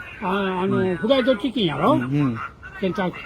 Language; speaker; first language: Japanese; native; Japanese